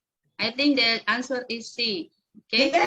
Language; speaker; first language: English; non-native, local second language; Indonesian